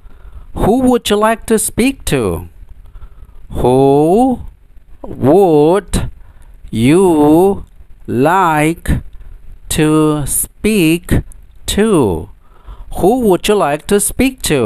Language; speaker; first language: English; non-native, fluent; Indonesian